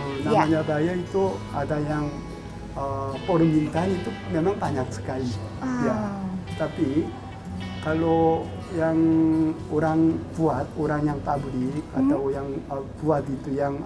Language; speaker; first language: Indonesian; non-native, learner; Korean